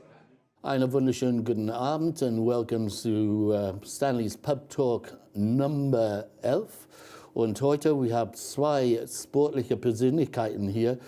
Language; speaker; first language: German; non-native, fluent; English